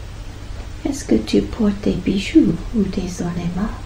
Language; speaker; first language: French; non-native, fluent; English